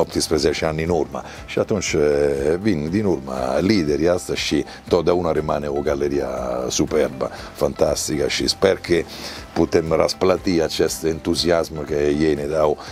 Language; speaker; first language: Romanian; non-native, learner; Italian